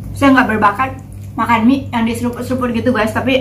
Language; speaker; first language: Indonesian; native; Indonesian